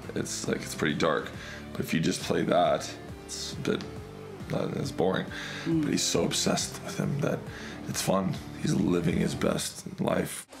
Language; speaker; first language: English; native; English